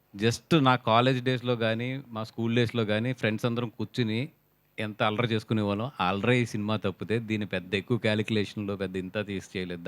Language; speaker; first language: Telugu; native; Telugu